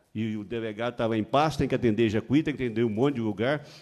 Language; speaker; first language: Portuguese; native; Portuguese